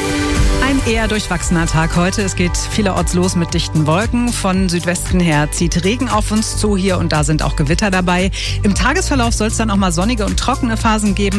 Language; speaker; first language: German; native; German